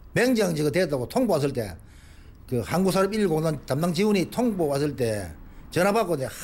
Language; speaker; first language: Korean; native; Korean